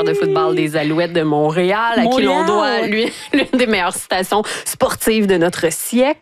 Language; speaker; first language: French; native; French